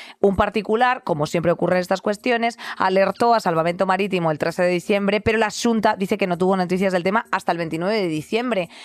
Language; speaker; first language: Spanish; native; Spanish